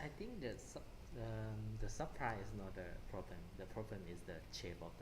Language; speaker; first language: English; non-native, fluent; Thai